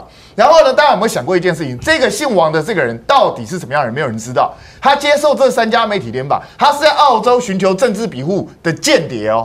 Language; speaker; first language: Chinese; native; Chinese